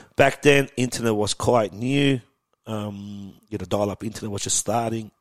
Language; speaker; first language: English; early bilingual, other home language; Persian